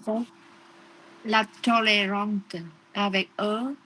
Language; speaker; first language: French; non-native, learner; Vietnamese